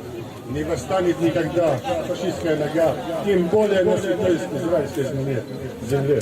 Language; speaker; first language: Russian; native; Russian